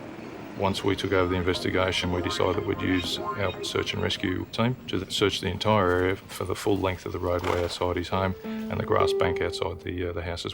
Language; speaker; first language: English; native; English